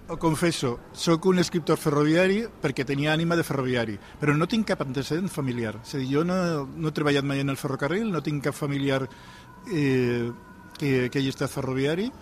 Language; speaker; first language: Catalan; non-native, local second language; Spanish